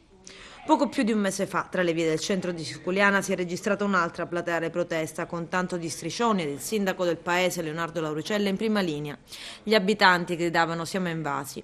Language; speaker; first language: Italian; native; Italian